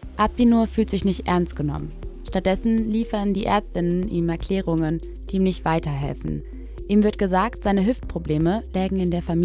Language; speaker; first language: German; native; German